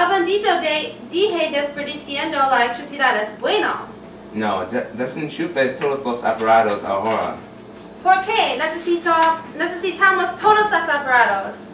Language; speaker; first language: Spanish; non-native, learner; English